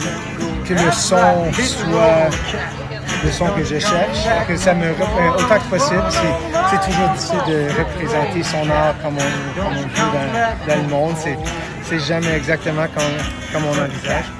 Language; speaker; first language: French; non-native, local second language; English